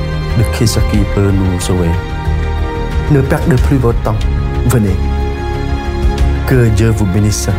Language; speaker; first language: French; non-native, fluent; Khmer